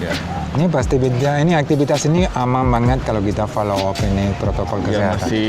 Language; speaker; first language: Indonesian; non-native, fluent; Spanish